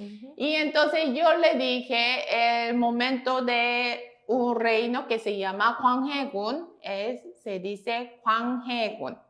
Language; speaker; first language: Spanish; non-native, fluent; Korean